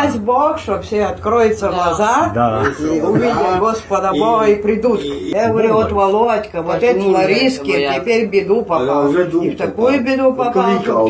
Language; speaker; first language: Russian; non-native, local second language; Ukrainian